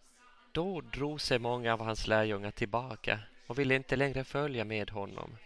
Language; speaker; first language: Swedish; non-native, local second language; Finnish